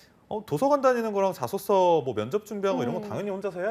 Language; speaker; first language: Korean; native; Korean